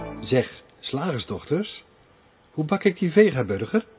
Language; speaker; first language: Dutch; native; Dutch